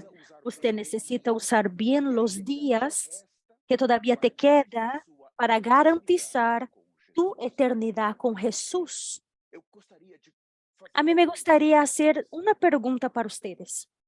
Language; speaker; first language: Spanish; non-native, fluent; Portuguese